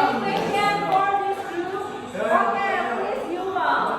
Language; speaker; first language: English; non-native, learner; Indonesian